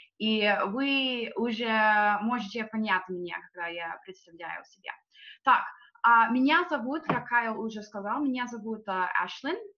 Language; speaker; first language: Russian; non-native, fluent; English